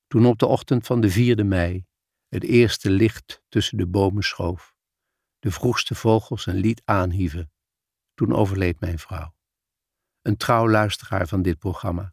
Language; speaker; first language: Dutch; native; Dutch